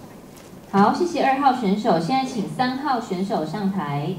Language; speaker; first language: Chinese; native; Chinese